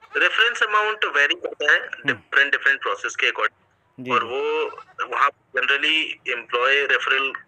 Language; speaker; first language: Hindi; native; Hindi